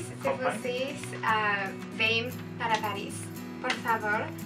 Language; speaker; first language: Portuguese; non-native, learner; French